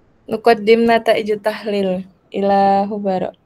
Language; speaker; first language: Arabic; non-native, learner; Malay